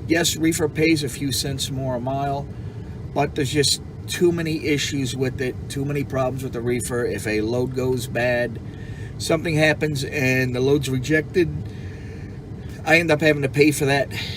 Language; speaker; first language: English; native; English